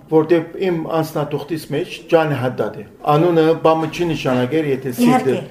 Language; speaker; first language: Armenian; early bilingual, heritage; Armenian